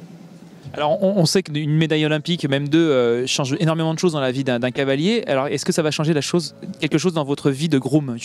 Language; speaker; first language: French; native; French